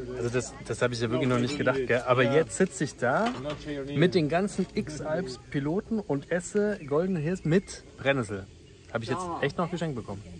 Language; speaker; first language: German; native; German